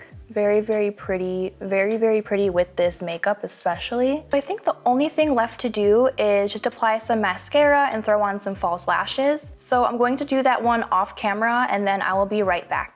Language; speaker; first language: English; native; English